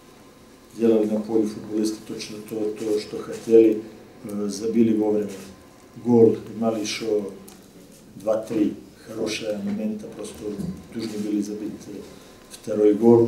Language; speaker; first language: Russian; non-native, learner; Serbian